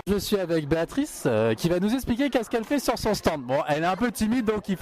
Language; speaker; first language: French; native; French